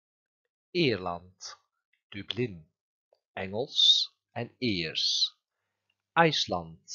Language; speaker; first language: Dutch; non-native, fluent; Turkish